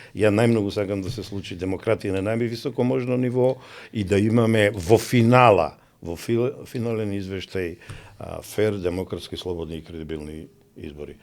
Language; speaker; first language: Macedonian; native; Macedonian